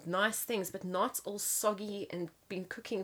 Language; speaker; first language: English; native; English